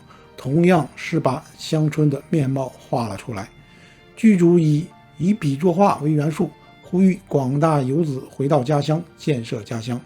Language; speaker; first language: Chinese; native; Chinese